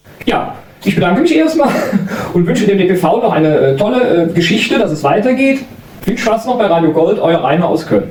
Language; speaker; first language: German; native; German